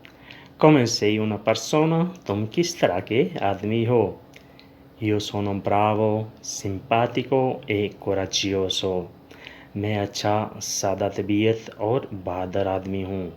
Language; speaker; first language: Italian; non-native, learner; Urdu